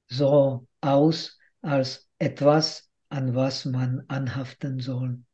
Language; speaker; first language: German; non-native, fluent; Czech